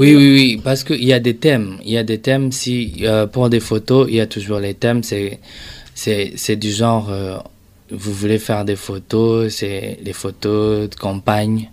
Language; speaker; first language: French; non-native, local second language; Rundi